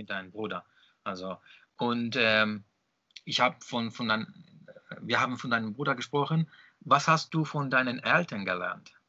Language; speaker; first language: German; non-native, learner; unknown